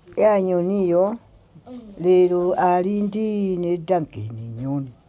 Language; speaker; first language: Nyanja; native; Nyanja